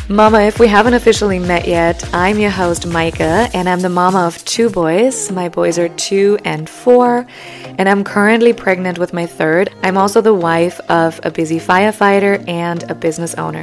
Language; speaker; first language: English; non-native, fluent; German